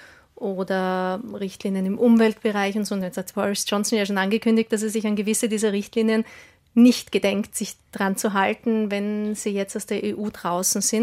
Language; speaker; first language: German; native; German